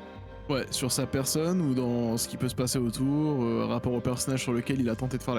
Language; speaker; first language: French; native; French